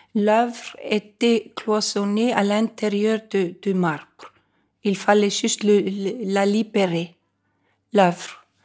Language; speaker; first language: French; non-native, fluent; Icelandic